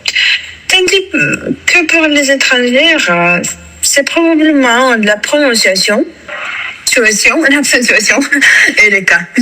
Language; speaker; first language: French; non-native, fluent; Russian